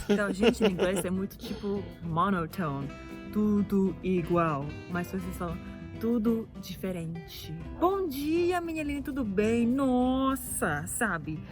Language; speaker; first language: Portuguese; non-native, fluent; English